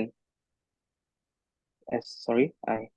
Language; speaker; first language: English; non-native, fluent; Indonesian